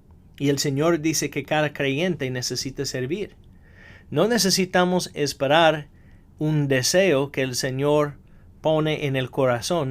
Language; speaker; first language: Spanish; non-native, fluent; English